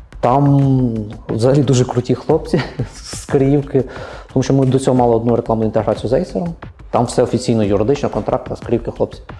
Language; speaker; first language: Ukrainian; native; Ukrainian